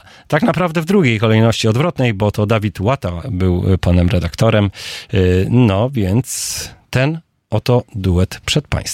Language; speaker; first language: Polish; native; Polish